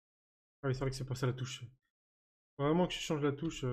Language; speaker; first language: French; native; French